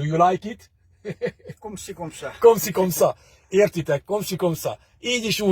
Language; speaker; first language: English; non-native, fluent; Hungarian